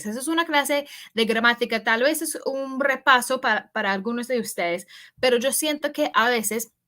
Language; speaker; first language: Spanish; early bilingual, heritage; English